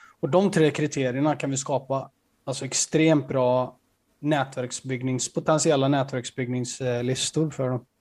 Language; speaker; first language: Swedish; native; Swedish